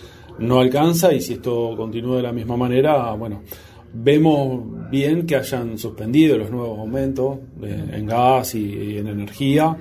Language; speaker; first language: Spanish; native; Spanish